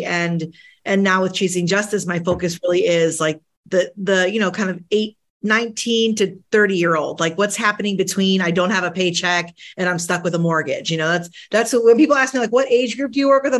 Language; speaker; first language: English; early bilingual, other home language; Spanish